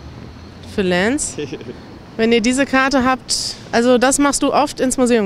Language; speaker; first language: German; native; German